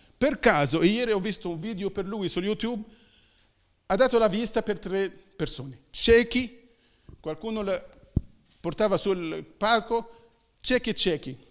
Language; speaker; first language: Italian; non-native, fluent; Arabic